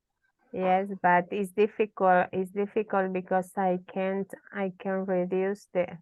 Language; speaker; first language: English; non-native, learner; Spanish